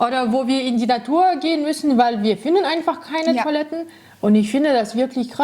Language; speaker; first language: German; non-native, fluent; Russian